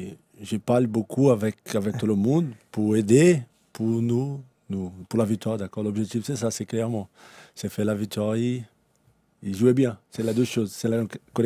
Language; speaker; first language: French; non-native, learner; Portuguese